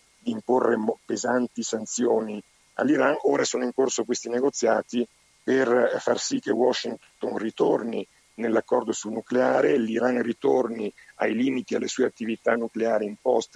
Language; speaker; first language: Italian; non-native, fluent; Spanish